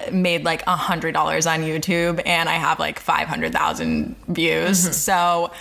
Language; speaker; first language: English; native; English